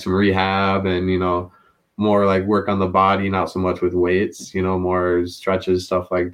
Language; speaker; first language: English; native; English